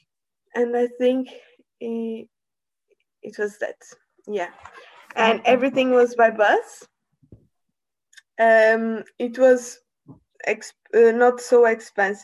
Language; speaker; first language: English; non-native, learner; Portuguese